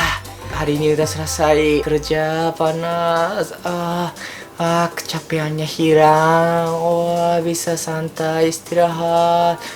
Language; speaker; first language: Indonesian; non-native, learner; Japanese